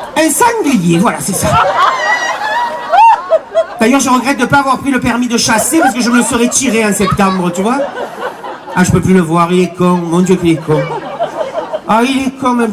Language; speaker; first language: French; native; French